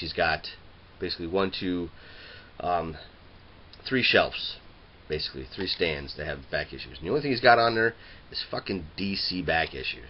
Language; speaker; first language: English; native; English